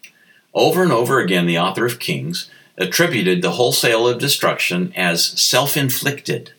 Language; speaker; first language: English; native; English